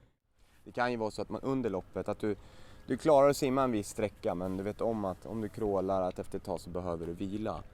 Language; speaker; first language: Swedish; native; Swedish